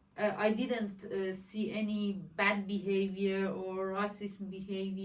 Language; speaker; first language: English; non-native, learner; Persian